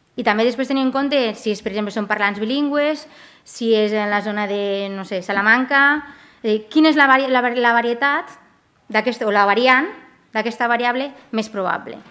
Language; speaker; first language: Catalan; native; Catalan